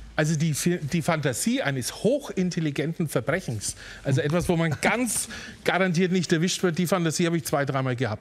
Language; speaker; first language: German; native; German